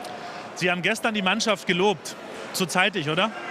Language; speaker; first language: German; native; German